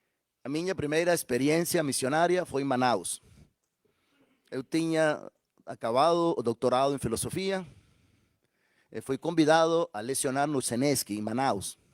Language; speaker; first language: Portuguese; non-native, fluent; Spanish